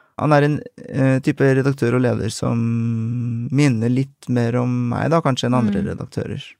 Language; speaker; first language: Norwegian; early bilingual, other home language; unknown